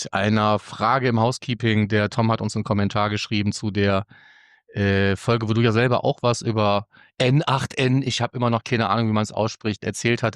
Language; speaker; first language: German; native; German